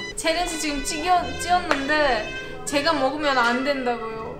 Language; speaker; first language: Korean; non-native, fluent; Turkish